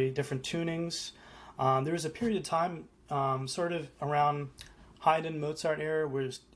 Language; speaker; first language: English; native; English